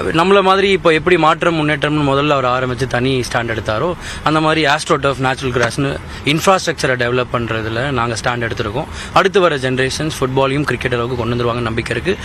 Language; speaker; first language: Tamil; non-native, local second language; Telugu